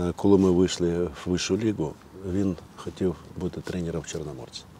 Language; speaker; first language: Ukrainian; non-native, learner; Russian